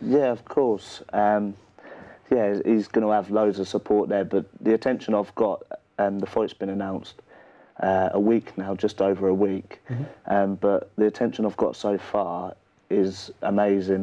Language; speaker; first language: English; native; English